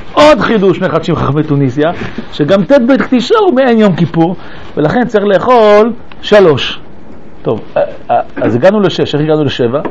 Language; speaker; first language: Hebrew; early bilingual, other home language; French